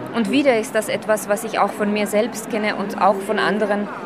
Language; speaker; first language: German; early bilingual, other home language; Slovak